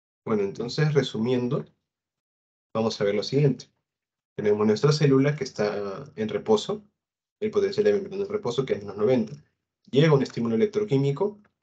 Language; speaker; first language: Spanish; native; Spanish